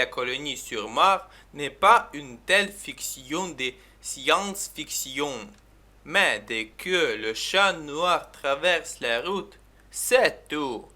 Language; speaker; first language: French; non-native, learner; Ukrainian